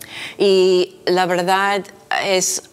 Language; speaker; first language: Spanish; non-native, fluent; English